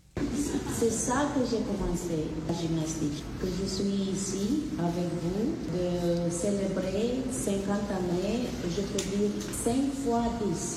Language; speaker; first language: French; non-native, learner; Romanian